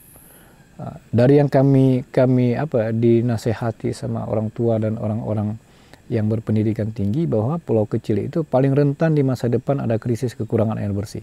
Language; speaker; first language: Indonesian; non-native, local second language; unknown